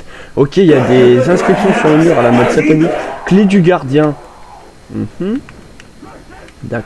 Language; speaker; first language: French; native; French